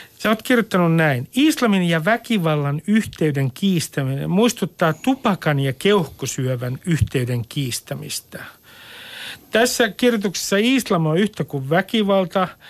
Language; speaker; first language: Finnish; native; Finnish